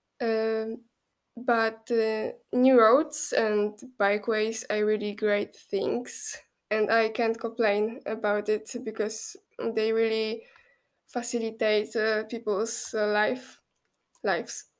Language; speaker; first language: English; non-native, fluent; Polish